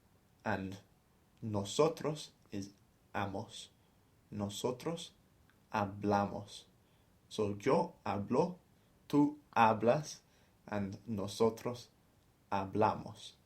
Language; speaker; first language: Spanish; non-native, fluent; English